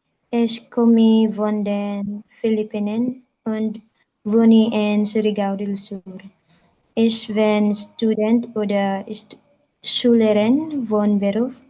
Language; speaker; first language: German; non-native, learner; Filipino